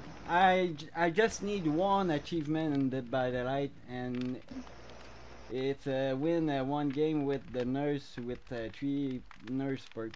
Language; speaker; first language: English; non-native, learner; French